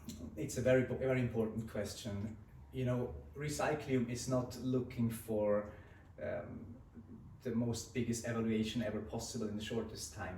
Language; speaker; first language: English; non-native, fluent; Swiss German